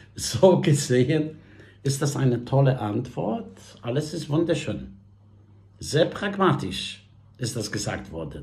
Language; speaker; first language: German; non-native, fluent; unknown